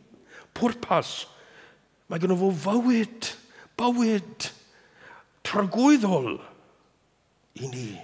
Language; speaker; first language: Welsh; non-native, fluent; English